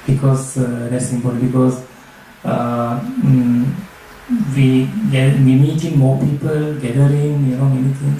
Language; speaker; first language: English; non-native, learner; Sinhala